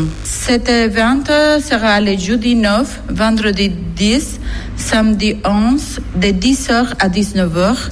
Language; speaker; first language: French; non-native, learner; Spanish